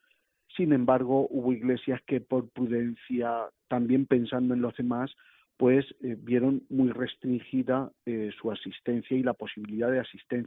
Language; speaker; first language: Spanish; native; Spanish